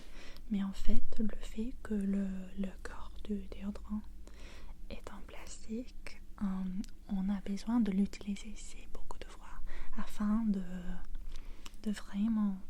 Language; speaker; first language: French; non-native, fluent; English